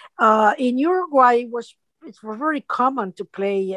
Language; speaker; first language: English; non-native, fluent; Spanish